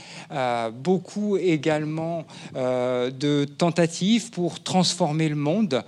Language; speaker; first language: French; native; French